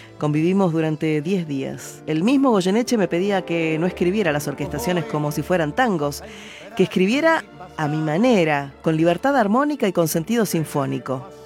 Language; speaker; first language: Spanish; native; Spanish